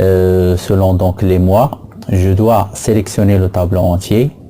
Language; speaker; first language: French; non-native, local second language; Arabic